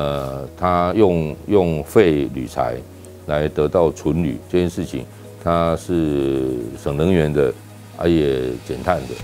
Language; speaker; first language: Chinese; native; Chinese